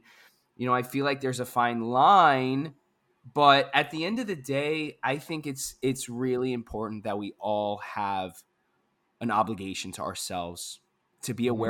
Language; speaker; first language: English; native; English